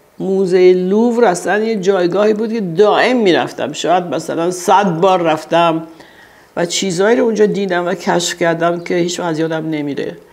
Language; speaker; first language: Persian; early bilingual, heritage; Persian